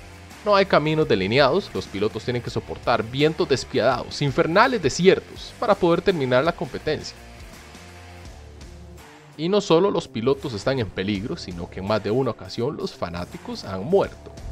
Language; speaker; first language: Spanish; native; Spanish